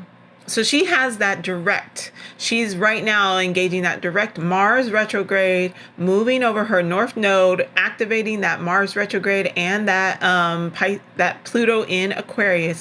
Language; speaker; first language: English; native; English